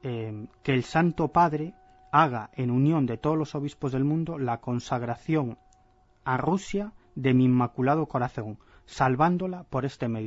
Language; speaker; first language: Spanish; native; Spanish